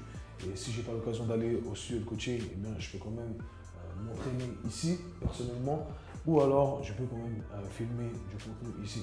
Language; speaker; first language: French; native; French